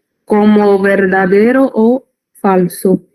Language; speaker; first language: Spanish; non-native, learner; Portuguese